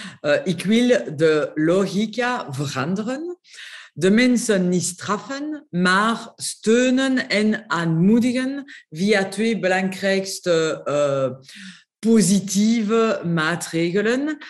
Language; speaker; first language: Dutch; non-native, local second language; French